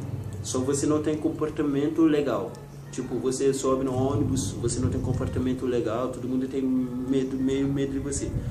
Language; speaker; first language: Portuguese; non-native, learner; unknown